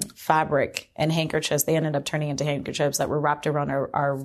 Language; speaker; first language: English; native; English